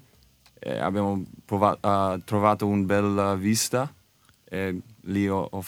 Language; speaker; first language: Italian; non-native, learner; English